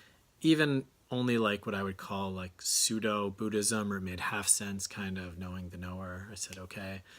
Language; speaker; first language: English; native; English